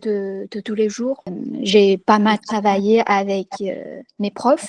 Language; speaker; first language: French; non-native, fluent; Chinese